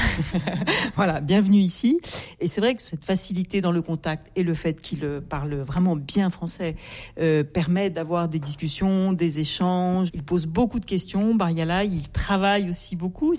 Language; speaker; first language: French; native; French